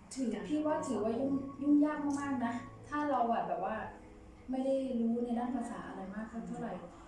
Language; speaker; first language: Thai; native; Thai